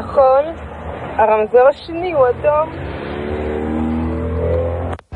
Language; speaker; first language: Hebrew; native; Hebrew